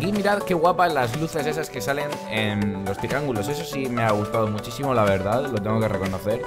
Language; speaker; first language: Spanish; native; Spanish